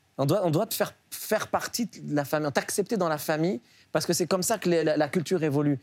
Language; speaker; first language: French; early bilingual, other home language; Arabic